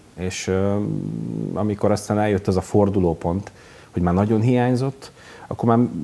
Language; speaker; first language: Hungarian; native; Hungarian